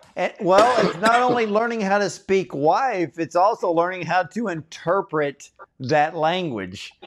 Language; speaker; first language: English; native; English